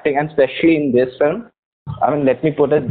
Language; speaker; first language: English; non-native, local second language; Bangla